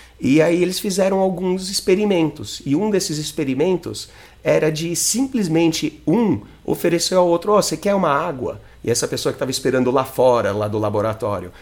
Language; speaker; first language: Portuguese; non-native, fluent; English